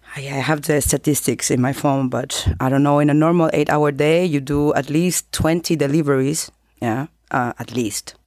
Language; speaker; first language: English; non-native, fluent; Spanish